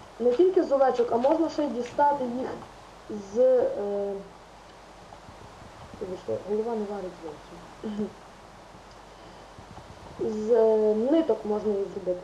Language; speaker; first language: Ukrainian; native; Ukrainian